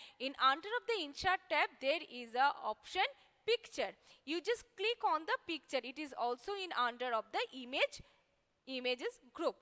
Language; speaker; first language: English; non-native, local second language; Bangla